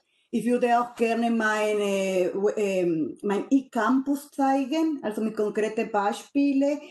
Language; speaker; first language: German; non-native, fluent; Spanish